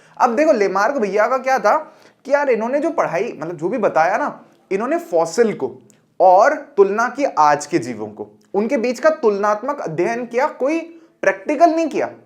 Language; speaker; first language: Hindi; native; Hindi